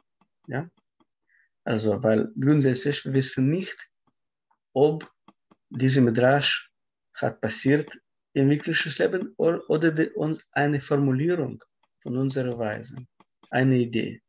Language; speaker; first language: German; non-native, fluent; Russian